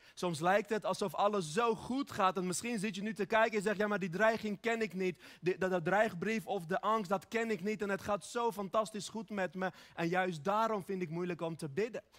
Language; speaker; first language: Dutch; early bilingual, other home language; Armenian